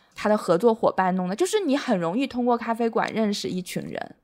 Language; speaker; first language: Chinese; native; Chinese